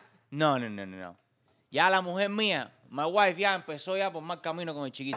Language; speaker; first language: Spanish; early bilingual, heritage; Spanish